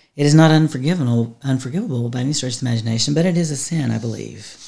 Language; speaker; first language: English; native; English